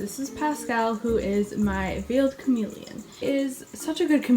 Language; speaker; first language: English; native; English